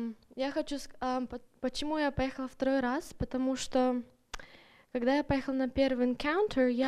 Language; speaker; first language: Russian; early bilingual, heritage; Russian